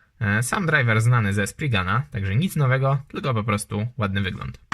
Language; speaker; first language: Polish; native; Polish